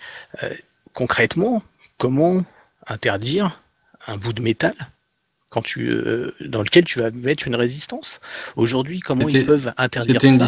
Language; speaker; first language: French; native; French